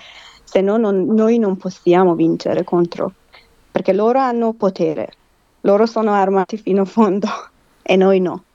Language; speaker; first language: Italian; non-native, fluent; Persian